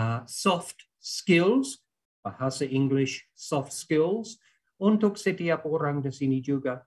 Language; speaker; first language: Indonesian; non-native, fluent; English